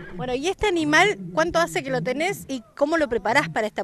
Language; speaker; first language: Spanish; native; Spanish